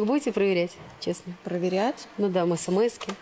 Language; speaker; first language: Russian; native; Russian